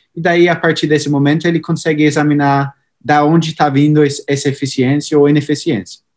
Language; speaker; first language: Portuguese; non-native, fluent; English